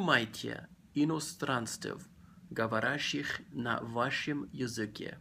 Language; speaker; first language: Russian; non-native, learner; English